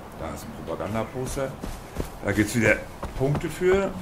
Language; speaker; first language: German; native; German